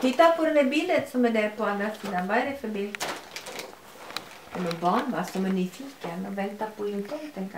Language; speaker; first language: Swedish; native; Swedish